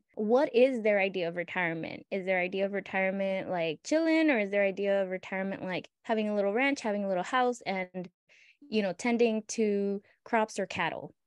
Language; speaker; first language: English; native; English